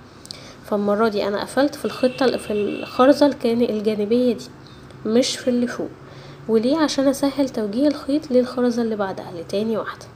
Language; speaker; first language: Arabic; native; Arabic